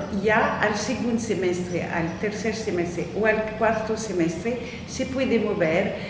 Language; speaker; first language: Spanish; non-native, fluent; French